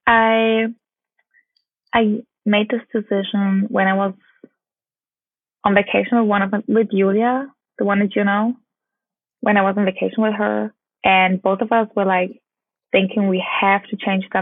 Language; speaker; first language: English; non-native, fluent; German